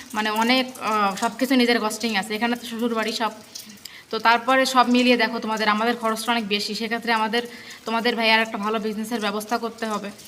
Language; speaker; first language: Bangla; native; Bangla